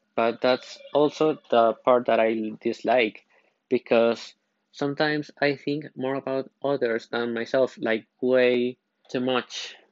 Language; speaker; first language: English; non-native, fluent; Spanish